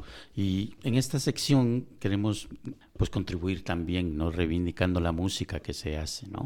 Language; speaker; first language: Spanish; native; Spanish